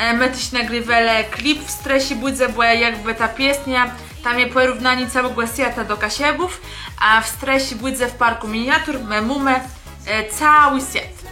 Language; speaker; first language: Polish; non-native, local second language; Kashubian